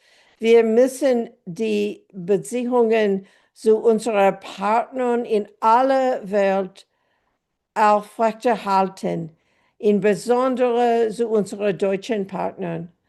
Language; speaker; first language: German; non-native, fluent; English